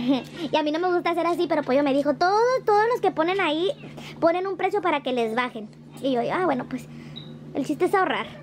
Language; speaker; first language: Spanish; native; Spanish